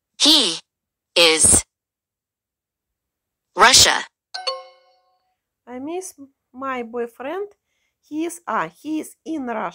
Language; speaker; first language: English; non-native, learner; Russian